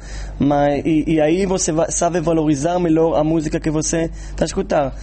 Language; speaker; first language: Portuguese; non-native, fluent; Hebrew